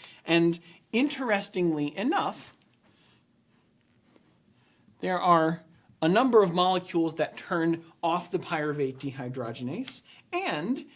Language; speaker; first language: English; native; English